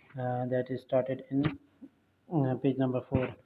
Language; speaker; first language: English; non-native, local second language; Urdu